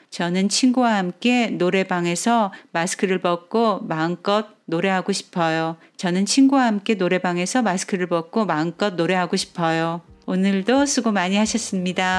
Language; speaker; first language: Korean; non-native, fluent; Chinese